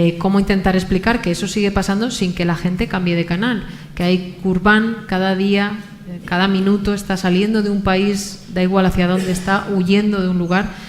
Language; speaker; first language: Spanish; native; Spanish